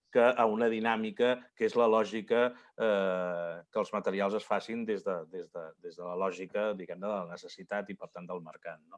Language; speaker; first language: Catalan; native; Catalan